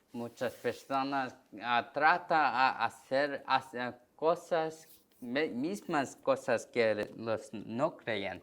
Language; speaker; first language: Spanish; non-native, learner; Korean